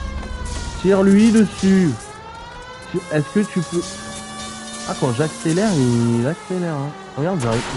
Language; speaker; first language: French; native; French